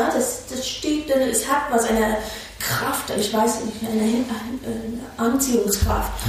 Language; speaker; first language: German; non-native, fluent; English